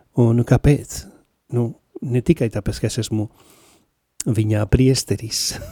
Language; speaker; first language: Latvian; non-native, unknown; Spanish